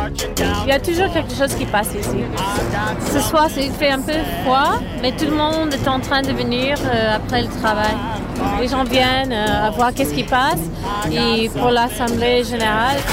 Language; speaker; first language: French; non-native, fluent; English